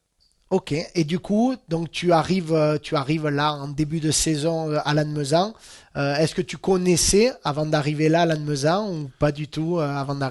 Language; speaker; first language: French; native; French